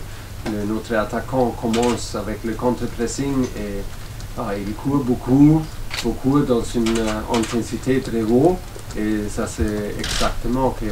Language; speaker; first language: French; non-native, learner; German